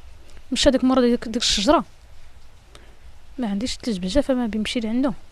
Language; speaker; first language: Arabic; native; Arabic